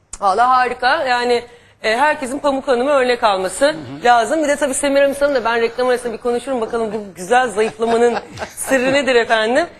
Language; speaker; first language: Turkish; native; Turkish